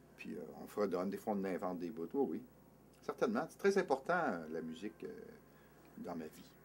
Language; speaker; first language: French; native; French